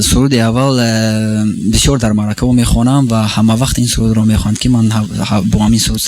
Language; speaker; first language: Persian; non-native, local second language; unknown